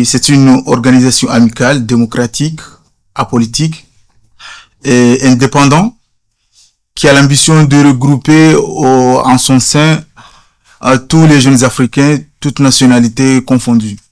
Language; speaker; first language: French; non-native, fluent; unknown